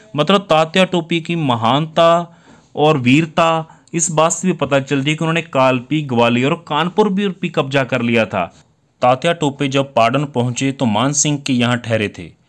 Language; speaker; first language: Hindi; non-native, local second language; Punjabi